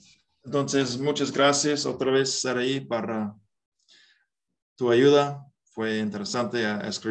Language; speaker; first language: Spanish; non-native, fluent; English